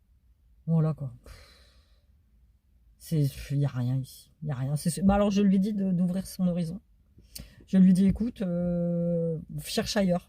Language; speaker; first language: French; native; French